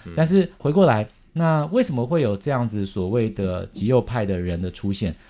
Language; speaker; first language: Chinese; native; Chinese